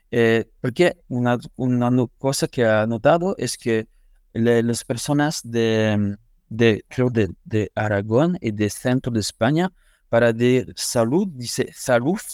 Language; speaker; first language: Spanish; non-native, learner; French